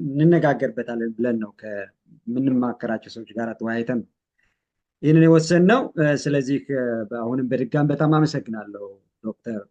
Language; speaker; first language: Amharic; native; Amharic